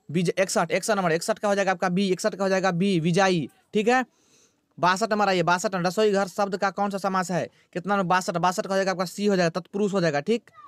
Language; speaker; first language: Hindi; native; Hindi